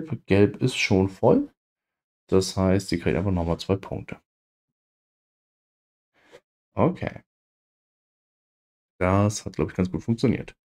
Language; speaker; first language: German; native; German